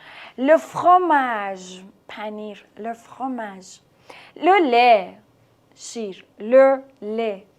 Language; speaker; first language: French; non-native, fluent; Persian